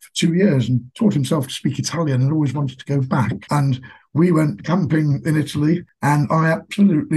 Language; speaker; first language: English; native; English